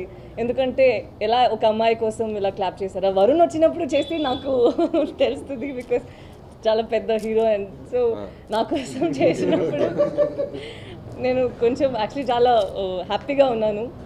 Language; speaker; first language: Telugu; non-native, learner; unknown